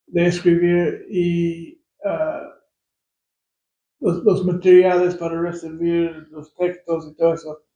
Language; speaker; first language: Spanish; non-native, fluent; English